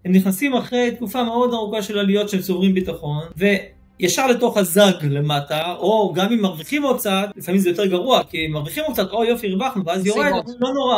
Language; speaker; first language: Hebrew; native; Hebrew